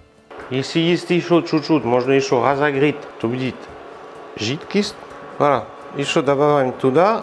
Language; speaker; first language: Russian; non-native, learner; French